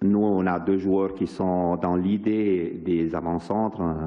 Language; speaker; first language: Italian; non-native, learner; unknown